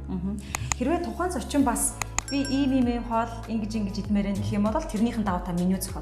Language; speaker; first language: Mongolian; native; Mongolian